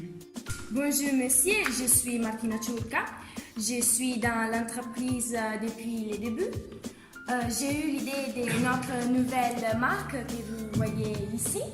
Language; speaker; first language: French; non-native, learner; Italian